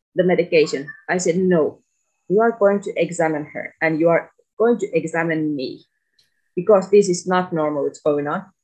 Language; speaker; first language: English; non-native, fluent; Finnish